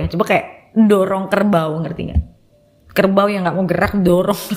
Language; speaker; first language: Indonesian; native; Indonesian